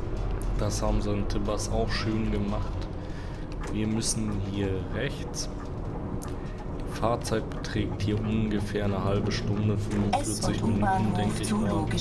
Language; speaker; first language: German; native; German